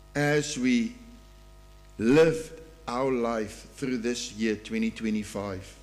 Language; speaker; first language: English; non-native, local second language; Afrikaans